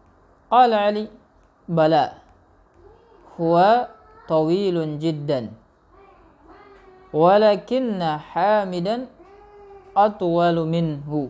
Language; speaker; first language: Arabic; non-native, fluent; Indonesian